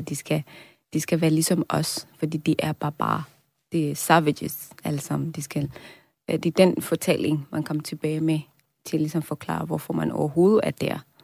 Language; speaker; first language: Danish; non-native, fluent; Swahili